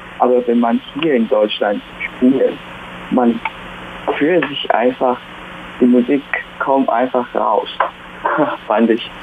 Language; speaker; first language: German; non-native, fluent; Chinese